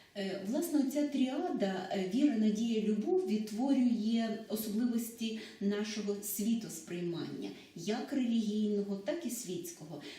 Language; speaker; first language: Ukrainian; native; Ukrainian